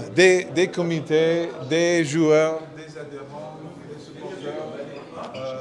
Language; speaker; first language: French; non-native, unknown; English